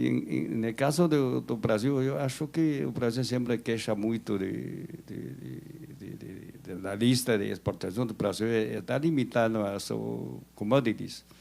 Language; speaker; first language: Portuguese; non-native, learner; Chinese